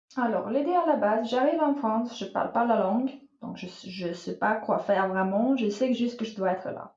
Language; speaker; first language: French; non-native, fluent; Russian